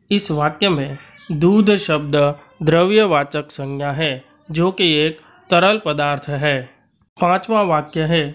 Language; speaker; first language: Hindi; non-native, local second language; Gujarati